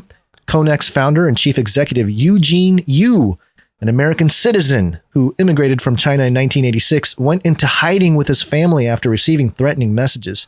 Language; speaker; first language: English; native; English